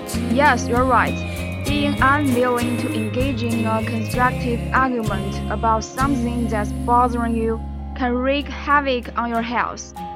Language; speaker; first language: English; non-native, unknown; Chinese